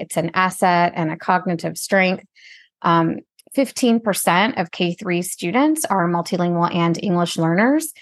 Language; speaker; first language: English; native; English